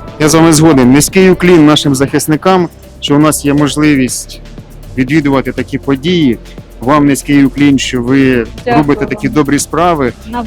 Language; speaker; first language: Ukrainian; native; Ukrainian